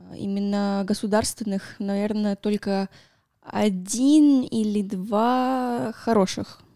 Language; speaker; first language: Russian; non-native, fluent; Spanish